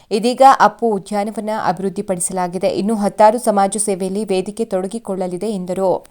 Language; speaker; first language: Kannada; native; Kannada